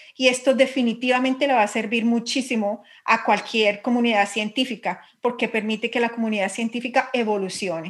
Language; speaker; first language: Spanish; native; Spanish